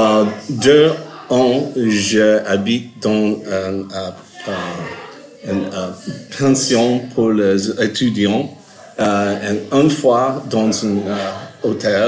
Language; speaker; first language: French; non-native, learner; English